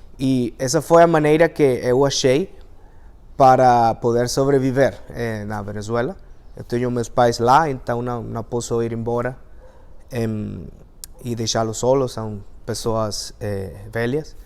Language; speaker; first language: Portuguese; non-native, fluent; Spanish